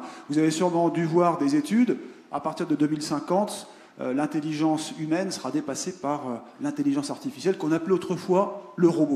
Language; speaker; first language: French; native; French